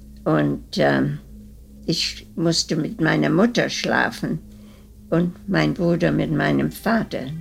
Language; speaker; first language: German; early bilingual, heritage; German